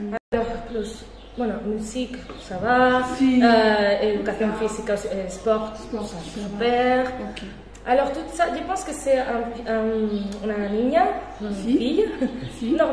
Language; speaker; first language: French; non-native, fluent; Spanish